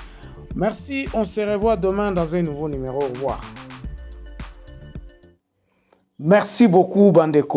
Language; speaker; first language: French; non-native, local second language; Lingala